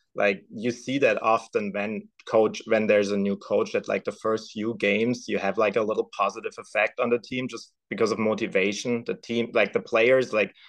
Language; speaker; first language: English; non-native, fluent; German